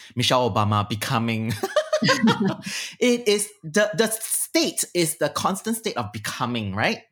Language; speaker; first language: English; native; English